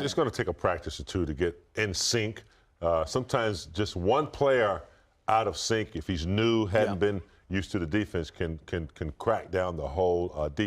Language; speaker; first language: English; native; English